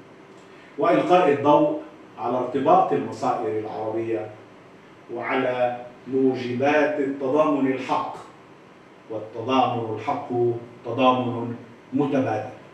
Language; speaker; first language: Arabic; native; Arabic